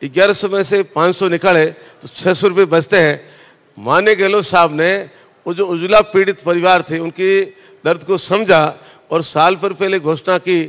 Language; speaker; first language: Hindi; native; Hindi